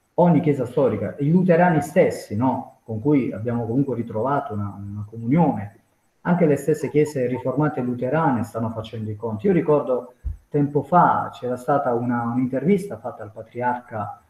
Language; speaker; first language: Italian; native; Italian